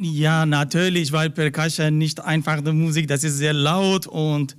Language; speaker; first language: German; non-native, learner; Persian